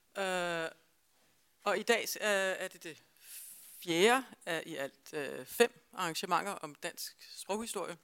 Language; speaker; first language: Danish; native; Danish